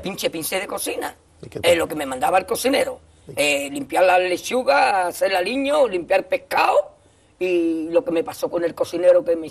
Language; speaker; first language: Spanish; native; Spanish